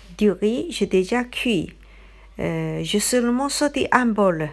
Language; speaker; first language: French; non-native, learner; Chinese